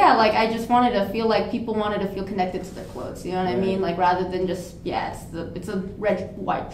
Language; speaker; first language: English; native; English